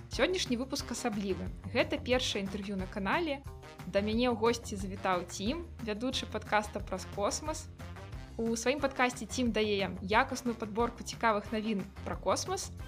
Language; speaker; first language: Belarusian; non-native, local second language; Russian